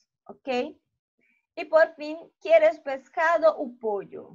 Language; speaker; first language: Spanish; non-native, fluent; Portuguese